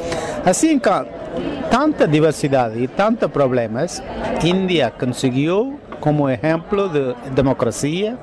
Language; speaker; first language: Spanish; non-native, fluent; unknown